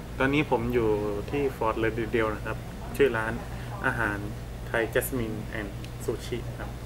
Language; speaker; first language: Thai; native; Thai